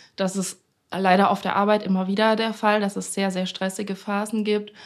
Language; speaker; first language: German; native; German